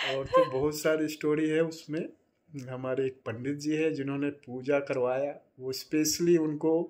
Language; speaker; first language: Hindi; native; Hindi